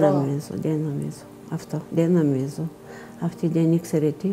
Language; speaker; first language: Greek; non-native, learner; Bulgarian